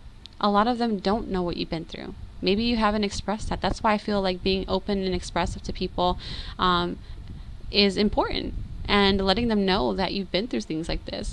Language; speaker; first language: English; native; English